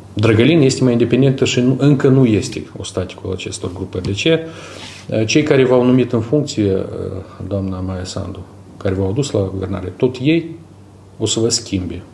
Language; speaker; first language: Romanian; native; Romanian